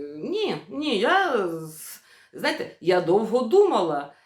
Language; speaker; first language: Ukrainian; non-native, local second language; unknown